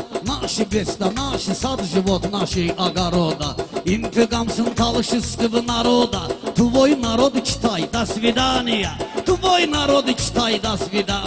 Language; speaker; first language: Russian; non-native, local second language; Talysh